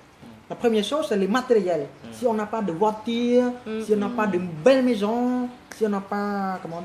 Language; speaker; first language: French; non-native, fluent; Khmer